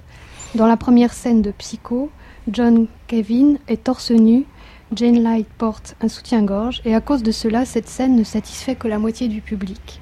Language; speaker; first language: French; native; French